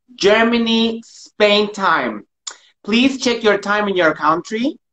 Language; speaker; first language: Spanish; non-native, learner; German